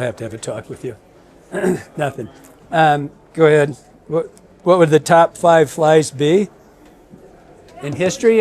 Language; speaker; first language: English; native; English